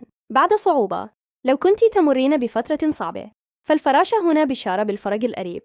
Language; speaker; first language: Arabic; native; Arabic